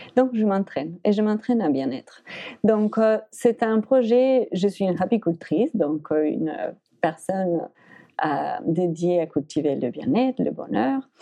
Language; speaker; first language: French; non-native, fluent; Spanish